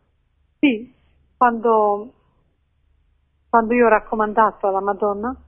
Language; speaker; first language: Italian; non-native, fluent; Croatian